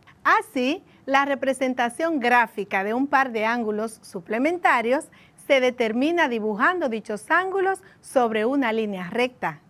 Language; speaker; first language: Spanish; native; Spanish